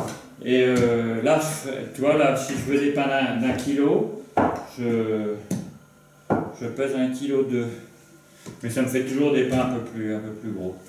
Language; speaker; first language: French; native; French